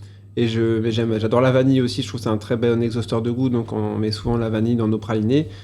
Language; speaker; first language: French; native; French